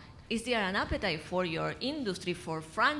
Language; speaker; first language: English; non-native, fluent; Spanish